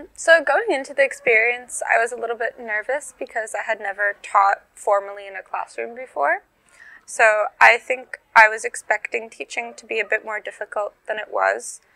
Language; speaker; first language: English; native; English